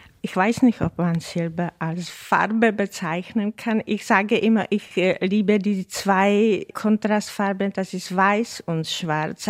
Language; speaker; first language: German; non-native, fluent; Czech